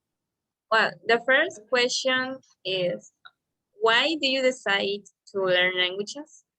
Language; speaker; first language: English; non-native, learner; Spanish